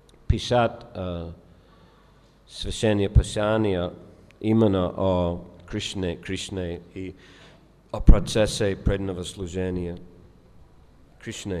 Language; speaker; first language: Russian; non-native, fluent; English